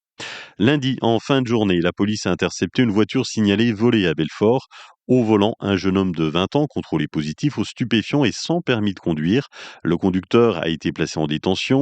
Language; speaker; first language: French; native; French